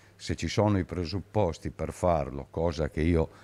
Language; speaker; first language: Italian; native; Italian